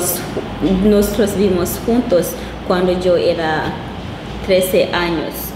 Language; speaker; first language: Spanish; non-native, local second language; Kinyarwanda